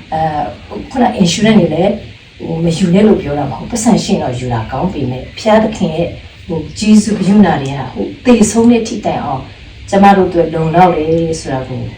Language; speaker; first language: Burmese; non-native, local second language; Thado Chin